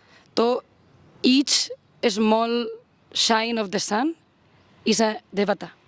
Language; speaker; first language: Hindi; non-native, learner; Spanish